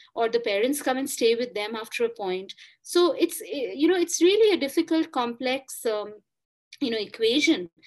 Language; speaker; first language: English; non-native, local second language; Bangla